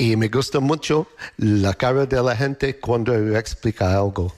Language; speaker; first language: Spanish; non-native, fluent; English